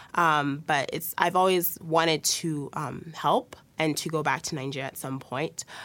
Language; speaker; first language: English; early bilingual, other home language; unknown